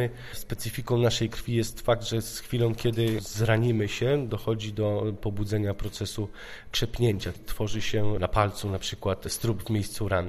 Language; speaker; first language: Polish; native; Polish